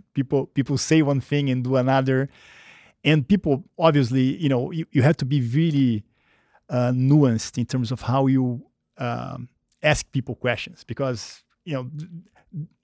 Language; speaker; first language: English; non-native, fluent; Portuguese